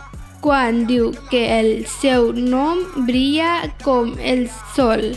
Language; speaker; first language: Catalan; non-native, learner; Punjabi